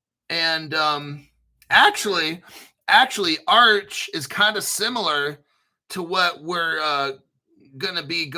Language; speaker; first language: English; native; English